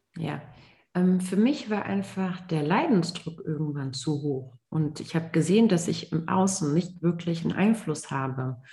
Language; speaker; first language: German; native; German